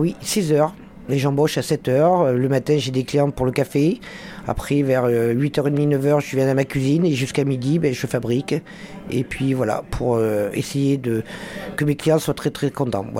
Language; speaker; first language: French; native; French